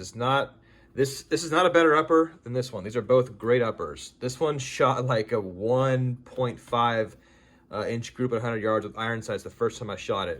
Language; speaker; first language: English; native; English